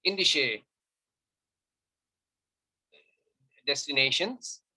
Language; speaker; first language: German; non-native, learner; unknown